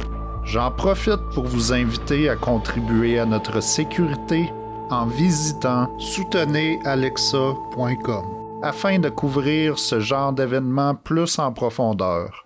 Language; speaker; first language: French; native; French